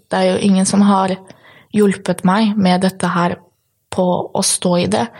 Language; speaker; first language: Norwegian; early bilingual, other home language; Polish